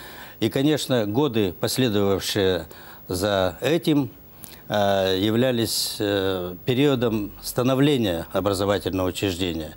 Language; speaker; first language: Russian; native; Russian